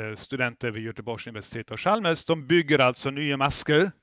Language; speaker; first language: Swedish; non-native, fluent; German